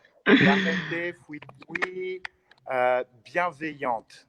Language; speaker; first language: Spanish; non-native, learner; French